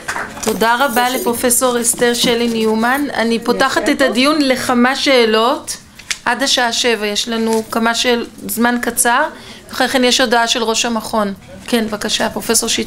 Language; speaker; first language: Hebrew; native; Hebrew